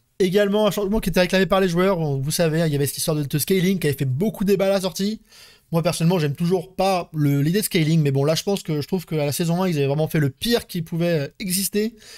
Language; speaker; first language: French; native; French